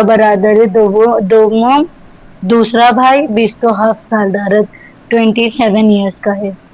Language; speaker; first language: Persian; non-native, learner; Urdu